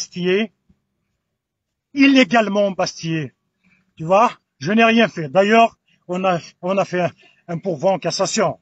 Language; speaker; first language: French; non-native, local second language; Kabyle